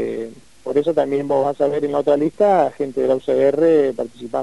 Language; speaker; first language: Spanish; native; Spanish